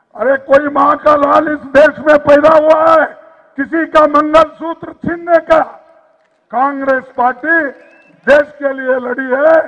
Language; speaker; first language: Hindi; non-native, local second language; Kannada